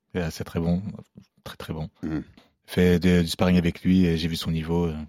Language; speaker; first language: French; non-native, local second language; Arabic